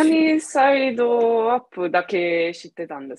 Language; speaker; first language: Japanese; native; Japanese